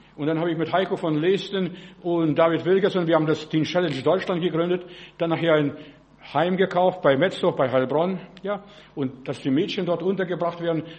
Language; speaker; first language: German; non-native, fluent; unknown